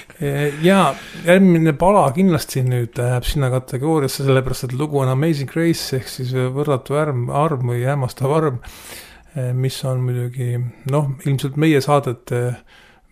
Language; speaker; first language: Estonian; native; Estonian